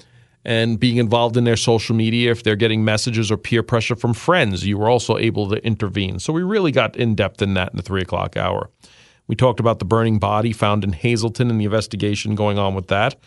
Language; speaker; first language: English; native; English